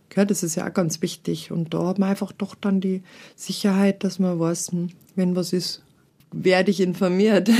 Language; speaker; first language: German; native; German